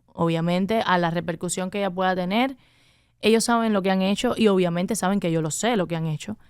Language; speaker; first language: Spanish; native; Spanish